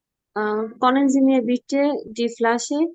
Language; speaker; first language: German; non-native, learner; Bangla